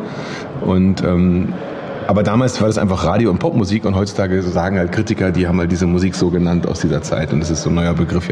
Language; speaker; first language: German; native; German